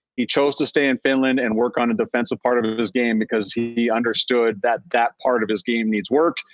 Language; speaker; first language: English; native; English